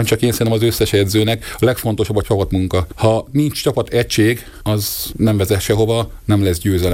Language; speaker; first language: Hungarian; native; Hungarian